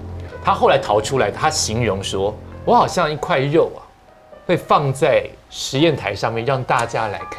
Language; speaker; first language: Chinese; native; Chinese